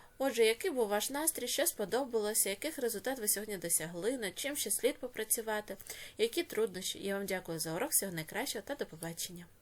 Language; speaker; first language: Ukrainian; native; Ukrainian